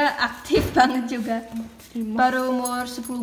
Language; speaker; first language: Indonesian; non-native, fluent; English